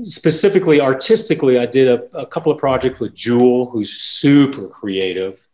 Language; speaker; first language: English; native; English